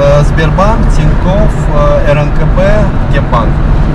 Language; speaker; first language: Russian; native; Russian